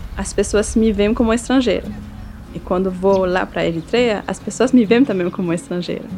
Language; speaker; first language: Portuguese; non-native, fluent; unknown